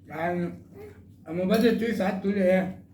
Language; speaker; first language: Arabic; native; Arabic